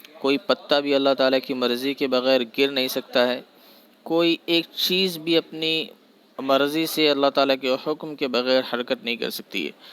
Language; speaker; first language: Urdu; native; Urdu